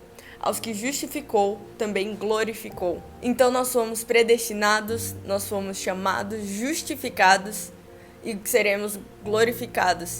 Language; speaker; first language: Portuguese; native; Portuguese